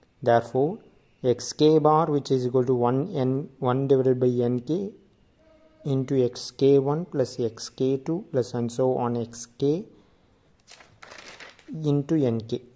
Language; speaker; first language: English; non-native, local second language; Tamil